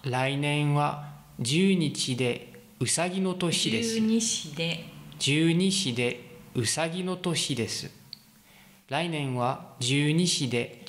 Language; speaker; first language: Japanese; non-native, learner; French